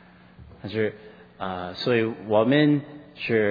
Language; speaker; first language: Chinese; non-native, fluent; English